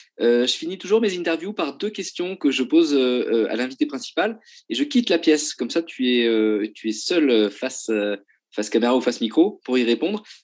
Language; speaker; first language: French; native; French